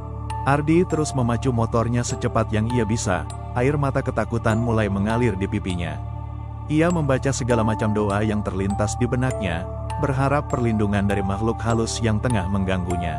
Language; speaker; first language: Indonesian; native; Indonesian